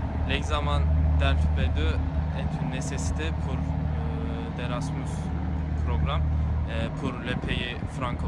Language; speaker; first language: French; non-native, learner; Turkish